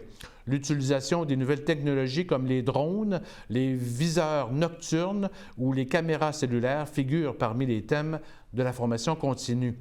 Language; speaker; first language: French; native; French